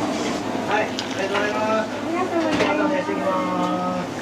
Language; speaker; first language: Japanese; native; Japanese